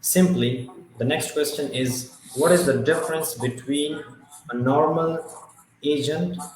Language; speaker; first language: English; non-native, local second language; Pashto